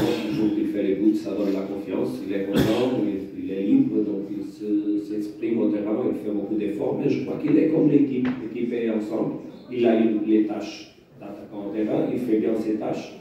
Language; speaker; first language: French; non-native, fluent; Portuguese